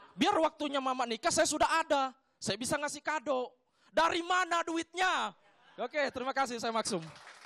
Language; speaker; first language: Indonesian; native; Indonesian